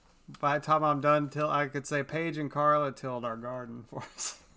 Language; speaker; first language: English; native; English